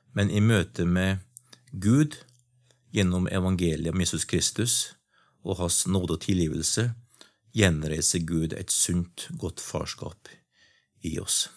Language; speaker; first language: Norwegian; native; Norwegian